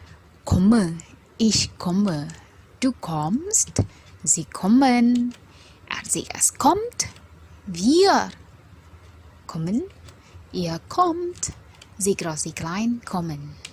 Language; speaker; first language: German; non-native, fluent; Indonesian